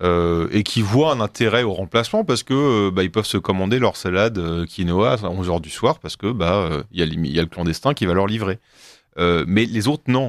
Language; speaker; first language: French; native; French